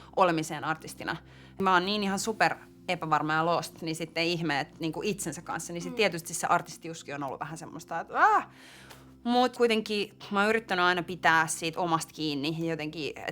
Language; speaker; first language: Finnish; native; Finnish